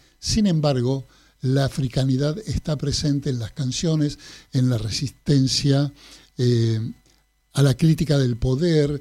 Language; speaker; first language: Spanish; native; Spanish